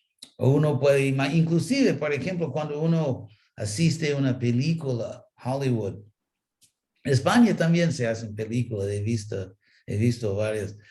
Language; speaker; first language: Spanish; non-native, fluent; English